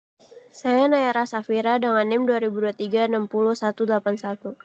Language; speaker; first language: Indonesian; native; Indonesian